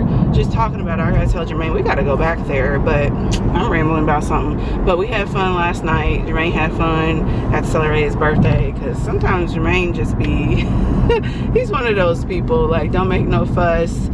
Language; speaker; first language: English; native; English